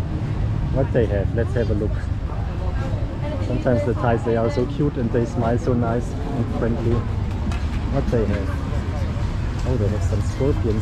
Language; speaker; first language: English; non-native, fluent; German